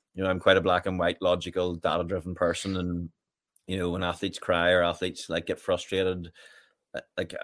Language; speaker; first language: English; native; English